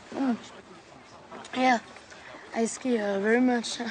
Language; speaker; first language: English; non-native, learner; French